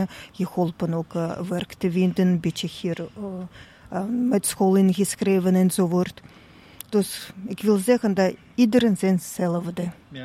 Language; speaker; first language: Dutch; non-native, learner; Russian